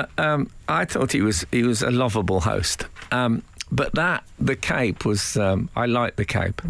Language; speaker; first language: English; native; English